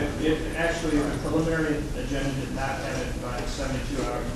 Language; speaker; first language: English; native; English